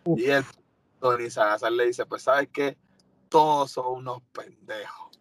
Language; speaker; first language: Spanish; native; Spanish